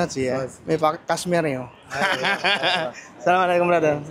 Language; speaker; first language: Hindi; non-native, learner; Filipino